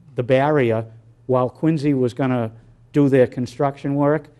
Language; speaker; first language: English; native; English